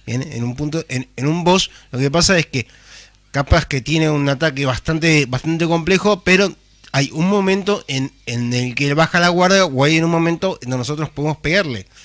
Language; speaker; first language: Spanish; native; Spanish